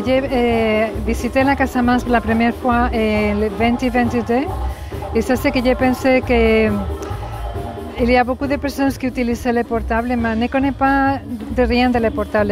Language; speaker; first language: French; non-native, learner; Spanish